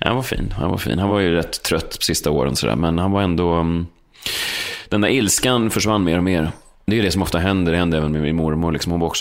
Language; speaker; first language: Swedish; native; Swedish